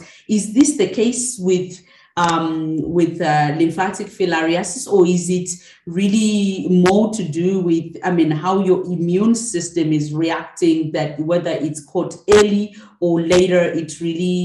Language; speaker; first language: English; non-native, local second language; Shona